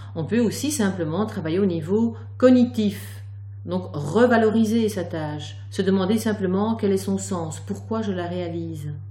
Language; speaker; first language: French; native; French